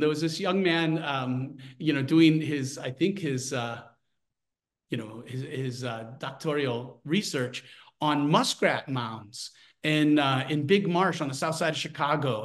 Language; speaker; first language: English; native; English